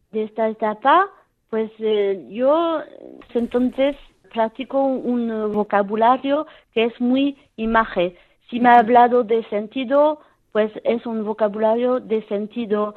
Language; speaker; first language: Spanish; non-native, fluent; French